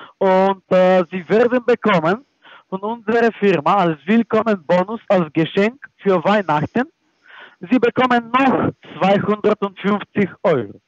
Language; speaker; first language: German; non-native, fluent; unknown